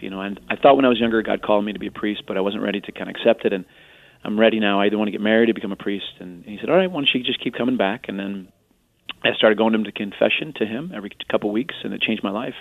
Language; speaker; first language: English; native; English